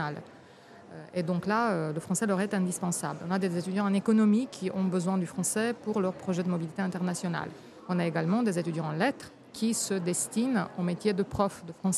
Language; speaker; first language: French; non-native, fluent; Romanian